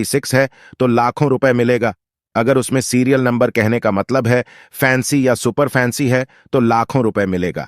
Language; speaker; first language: Hindi; native; Hindi